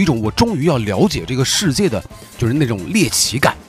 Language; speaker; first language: Chinese; native; Chinese